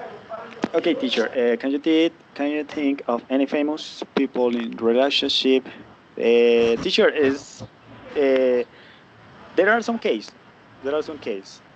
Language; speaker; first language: English; non-native, learner; Spanish